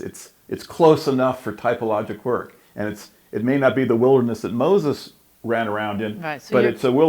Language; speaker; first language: English; native; English